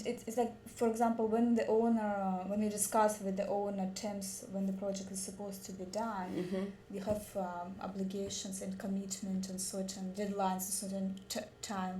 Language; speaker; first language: English; non-native, learner; Russian